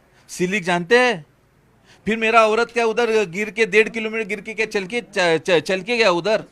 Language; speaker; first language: Hindi; non-native, local second language; Marathi